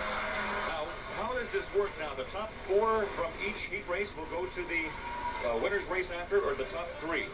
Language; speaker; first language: English; native; English